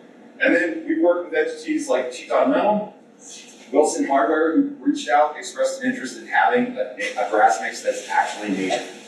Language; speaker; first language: English; native; English